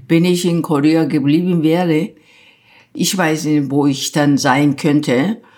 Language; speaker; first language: German; non-native, fluent; Korean